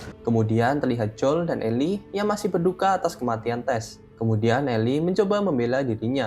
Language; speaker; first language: Indonesian; native; Indonesian